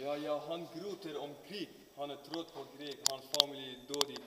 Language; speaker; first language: Swedish; non-native, learner; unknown